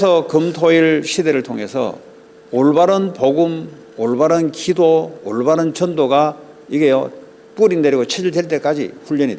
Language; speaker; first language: Korean; native; Korean